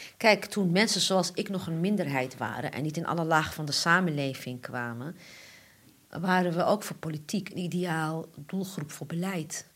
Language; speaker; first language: Dutch; early bilingual, other home language; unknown